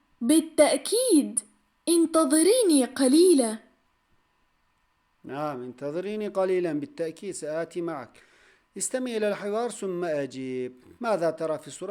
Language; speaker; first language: Arabic; non-native, fluent; Turkish